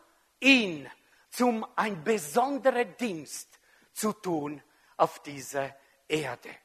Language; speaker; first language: German; non-native, fluent; French